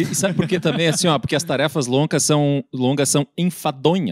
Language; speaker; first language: Portuguese; native; Portuguese